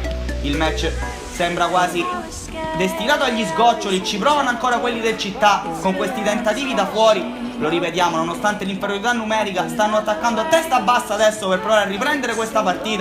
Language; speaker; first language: Italian; native; Italian